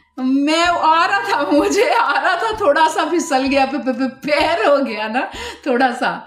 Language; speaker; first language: Urdu; non-native, local second language; Punjabi